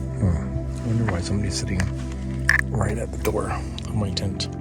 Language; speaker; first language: English; native; English